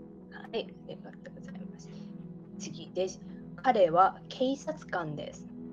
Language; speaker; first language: Japanese; native; Japanese